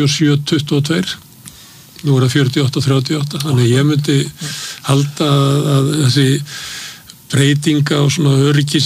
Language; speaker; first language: Icelandic; native; Icelandic